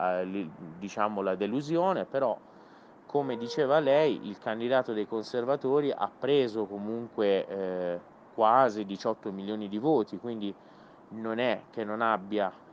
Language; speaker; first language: Italian; non-native, fluent; Persian